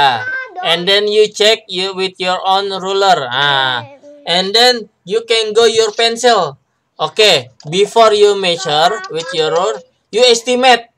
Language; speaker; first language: English; non-native, learner; Indonesian